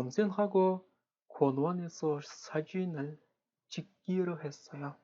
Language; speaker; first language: Korean; non-native, fluent; Kazakh